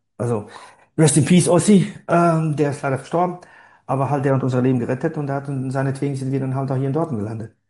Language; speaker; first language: German; non-native, fluent; Bosnian